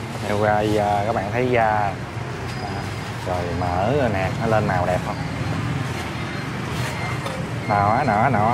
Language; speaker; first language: Vietnamese; native; Vietnamese